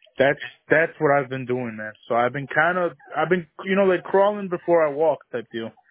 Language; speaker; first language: English; early bilingual, other home language; Spanish